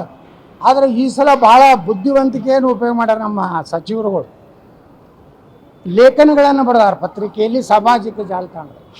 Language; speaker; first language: Kannada; native; Kannada